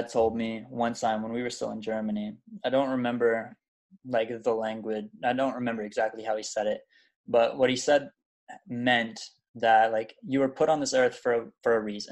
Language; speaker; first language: English; early bilingual, other home language; German